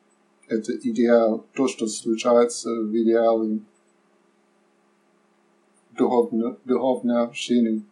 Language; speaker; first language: Russian; non-native, learner; English